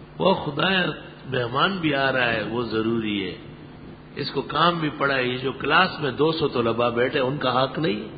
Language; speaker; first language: Urdu; non-native, local second language; Pashto